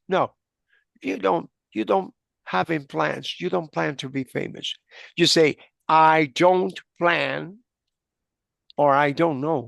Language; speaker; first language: English; non-native, fluent; Spanish